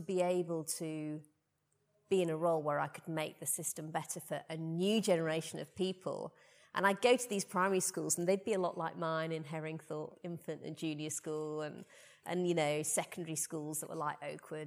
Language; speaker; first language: English; native; English